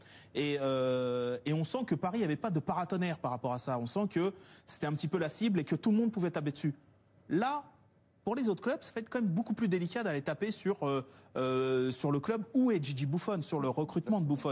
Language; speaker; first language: French; native; French